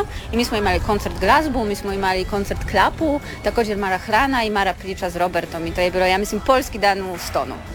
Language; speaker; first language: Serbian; non-native, learner; Polish